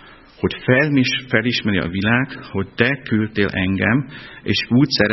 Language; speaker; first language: Hungarian; non-native, fluent; German